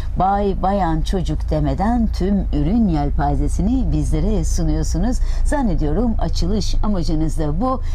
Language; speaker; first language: Turkish; native; Turkish